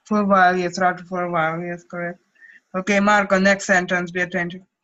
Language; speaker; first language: English; non-native, fluent; Russian